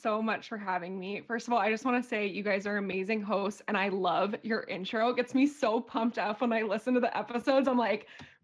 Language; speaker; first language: English; native; English